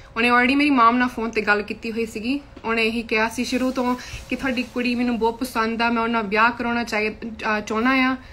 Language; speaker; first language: Punjabi; early bilingual, heritage; Punjabi